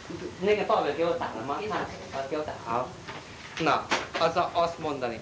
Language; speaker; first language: Hungarian; non-native, learner; Chinese